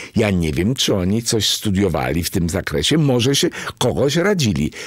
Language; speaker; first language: Polish; native; Polish